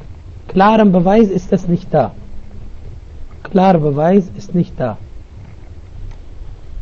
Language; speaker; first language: German; non-native, fluent; Arabic